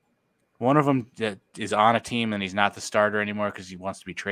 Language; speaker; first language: English; native; English